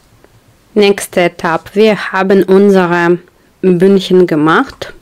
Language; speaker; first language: German; non-native, learner; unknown